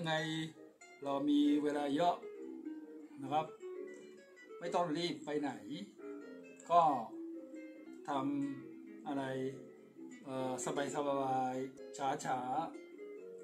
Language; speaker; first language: Thai; non-native, fluent; Japanese